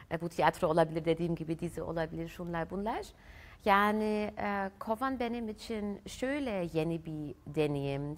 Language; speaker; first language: Turkish; early bilingual, heritage; German